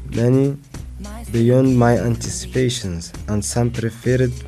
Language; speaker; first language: English; non-native, fluent; Arabic